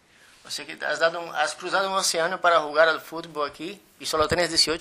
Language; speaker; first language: Spanish; non-native, fluent; Portuguese